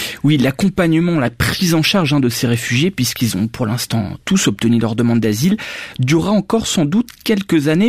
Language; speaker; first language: French; native; French